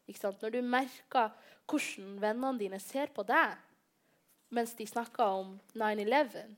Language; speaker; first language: Norwegian; early bilingual, other home language; Somali